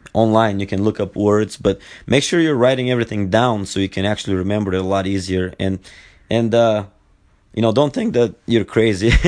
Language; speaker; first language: English; non-native, fluent; Bulgarian